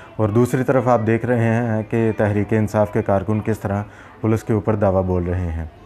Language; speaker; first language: Urdu; non-native, local second language; Punjabi